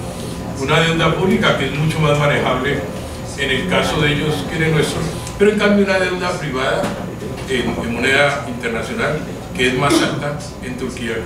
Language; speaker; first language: Spanish; native; Spanish